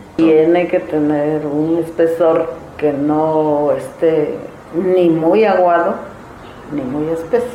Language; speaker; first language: Spanish; native; Spanish